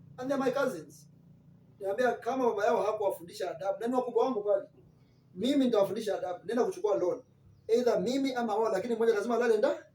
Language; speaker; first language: Swahili; non-native, local second language; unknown